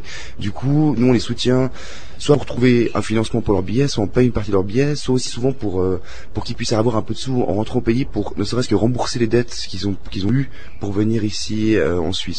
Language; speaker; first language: French; native; French